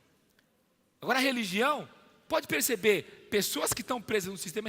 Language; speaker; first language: Portuguese; native; Portuguese